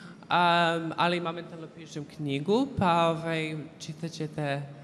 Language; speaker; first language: Serbian; early bilingual, heritage; Serbian